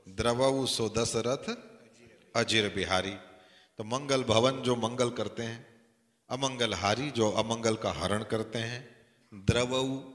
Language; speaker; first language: Hindi; non-native, local second language; Gujarati